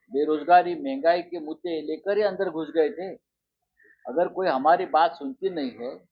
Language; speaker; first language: Hindi; non-native, local second language; Marathi